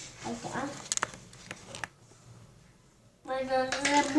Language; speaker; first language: Spanish; native; Spanish